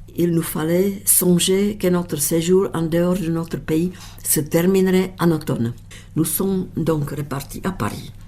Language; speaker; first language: French; non-native, fluent; Czech